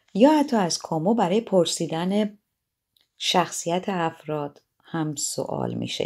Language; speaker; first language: Persian; native; Persian